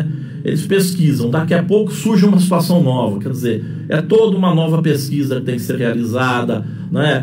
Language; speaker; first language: Portuguese; native; Portuguese